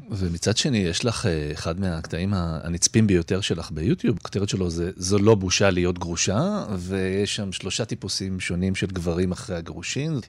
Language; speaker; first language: Hebrew; native; Hebrew